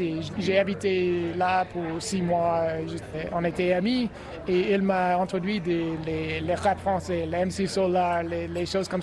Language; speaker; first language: French; non-native, learner; English